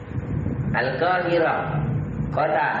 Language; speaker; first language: Arabic; non-native, fluent; Indonesian